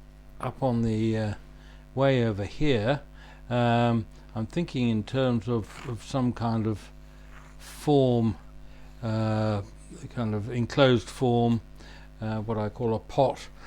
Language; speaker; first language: English; native; English